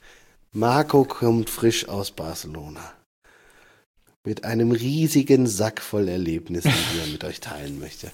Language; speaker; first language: German; native; German